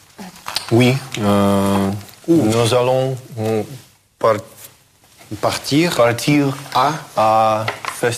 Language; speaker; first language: French; non-native, learner; Russian